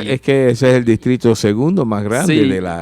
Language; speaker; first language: Spanish; early bilingual, heritage; Spanish